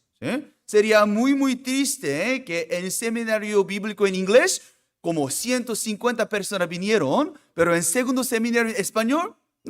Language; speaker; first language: Spanish; non-native, fluent; Korean